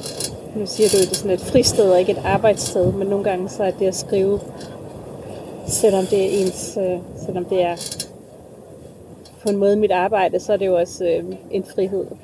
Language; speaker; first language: Danish; native; Danish